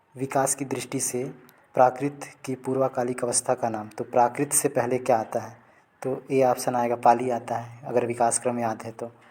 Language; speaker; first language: Hindi; native; Hindi